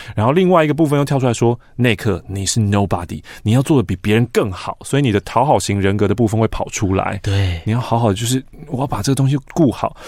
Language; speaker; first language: Chinese; native; Chinese